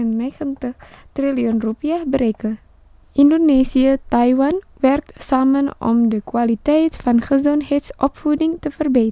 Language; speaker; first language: Dutch; non-native, fluent; Indonesian